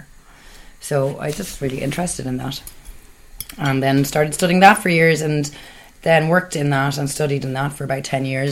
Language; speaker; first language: English; native; English